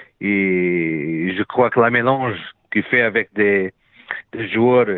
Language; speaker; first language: French; non-native, learner; Portuguese